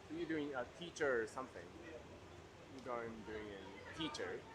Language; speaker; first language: English; non-native, learner; Japanese